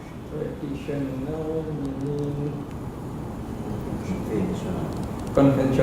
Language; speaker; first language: English; non-native, learner; Malay